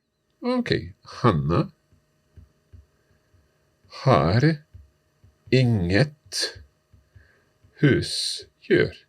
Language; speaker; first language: Swedish; non-native, learner; English